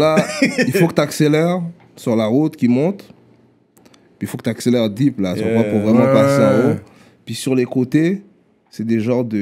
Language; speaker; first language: French; native; French